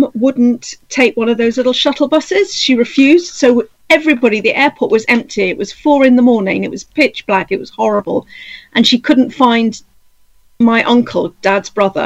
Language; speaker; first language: English; native; English